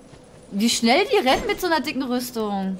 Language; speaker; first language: German; native; German